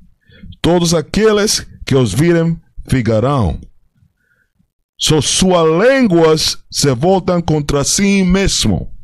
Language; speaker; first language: Portuguese; non-native, fluent; Spanish